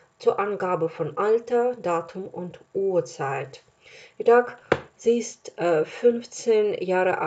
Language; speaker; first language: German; non-native, fluent; Russian